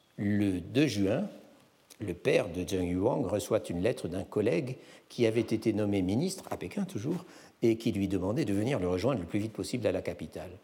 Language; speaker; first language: French; native; French